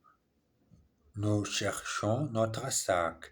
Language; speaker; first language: French; non-native, learner; English